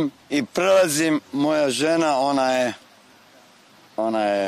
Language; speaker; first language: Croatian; non-native, learner; Portuguese